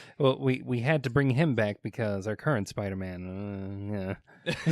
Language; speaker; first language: English; native; English